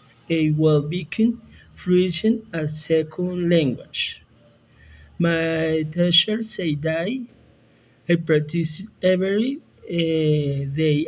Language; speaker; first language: English; non-native, learner; Spanish